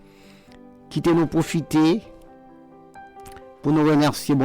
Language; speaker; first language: French; non-native, local second language; Haitian Creole